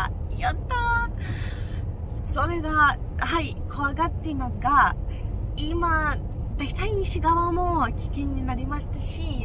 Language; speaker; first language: Japanese; non-native, fluent; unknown